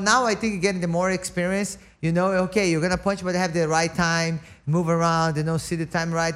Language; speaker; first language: English; non-native, learner; Portuguese